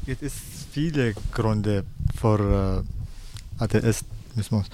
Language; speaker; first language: German; non-native, learner; Arabic